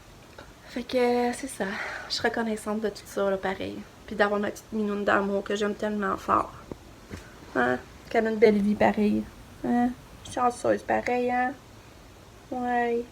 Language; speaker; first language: French; native; French